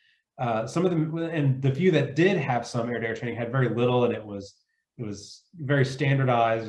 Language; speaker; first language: English; native; English